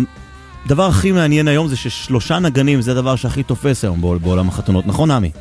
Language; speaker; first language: Hebrew; native; Hebrew